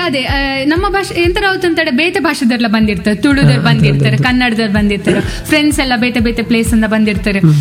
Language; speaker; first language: Kannada; non-native, local second language; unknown